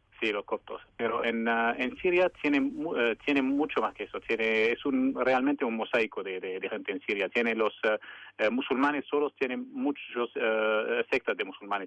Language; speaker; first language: Spanish; non-native, fluent; Arabic